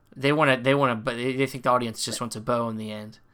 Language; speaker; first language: English; native; English